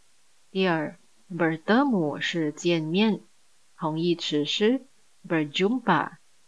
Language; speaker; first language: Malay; non-native, local second language; Chinese